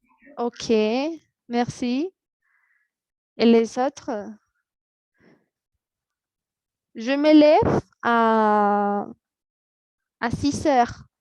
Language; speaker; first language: French; non-native, fluent; Spanish